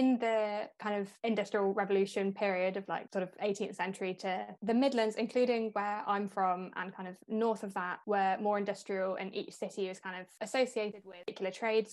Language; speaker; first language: English; native; English